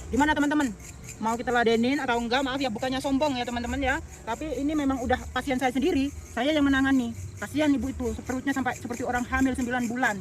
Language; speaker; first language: Indonesian; non-native, local second language; Madurese